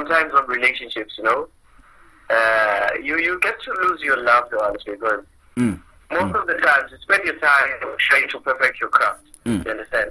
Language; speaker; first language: English; non-native, local second language; Zulu